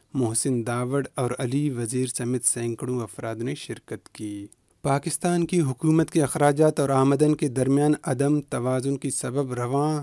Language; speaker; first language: Urdu; non-native, local second language; Baluchi